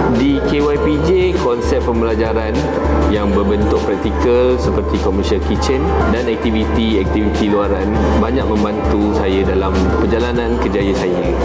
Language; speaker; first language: Malay; native; Malay